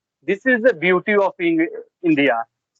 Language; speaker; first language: English; non-native, learner; Bhojpuri